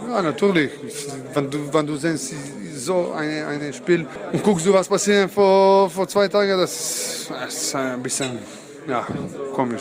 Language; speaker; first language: German; non-native, learner; Croatian